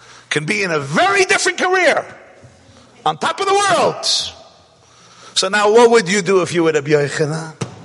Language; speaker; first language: English; native; English